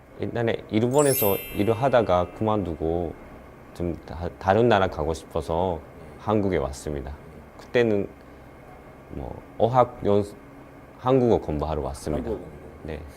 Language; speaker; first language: Korean; non-native, learner; Japanese